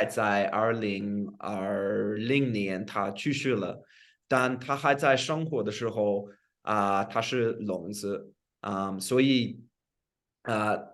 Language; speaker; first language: Chinese; non-native, fluent; English